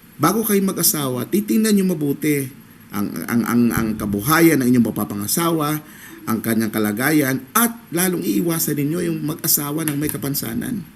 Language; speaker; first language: Filipino; native; Filipino